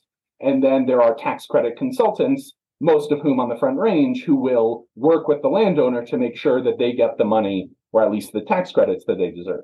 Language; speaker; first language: English; native; English